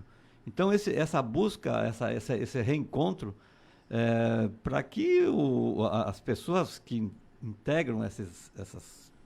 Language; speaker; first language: Portuguese; native; Portuguese